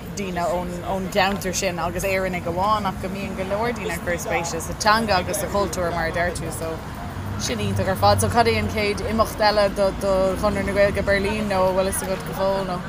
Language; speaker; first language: Irish; native; Irish